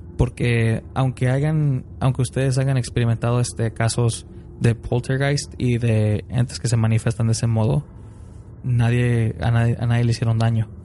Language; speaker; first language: Spanish; early bilingual, heritage; Spanish